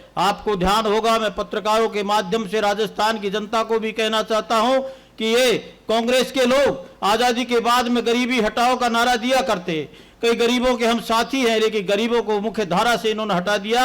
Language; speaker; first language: Hindi; native; Hindi